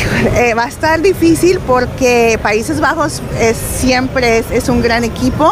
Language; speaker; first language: Spanish; early bilingual, heritage; Spanish